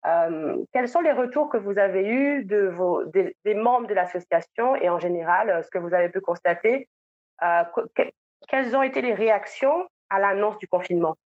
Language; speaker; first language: French; native; French